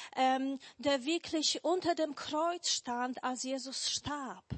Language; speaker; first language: German; non-native, fluent; Polish